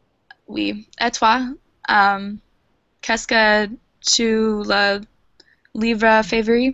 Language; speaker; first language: French; non-native, learner; English